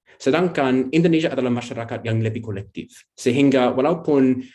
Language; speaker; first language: Indonesian; non-native, fluent; English